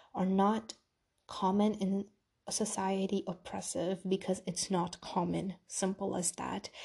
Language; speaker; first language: English; early bilingual, other home language; Urdu